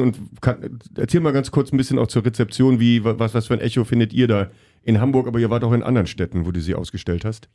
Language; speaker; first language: German; native; German